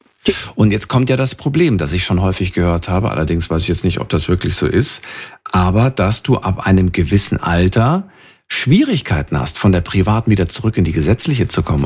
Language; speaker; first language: German; native; German